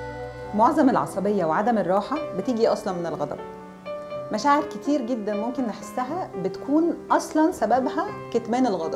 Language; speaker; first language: Arabic; native; Arabic